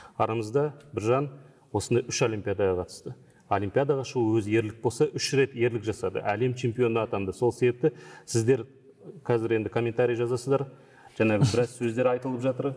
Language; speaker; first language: Kazakh; native; Kazakh